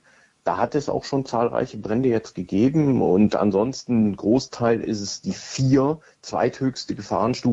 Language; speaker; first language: German; native; German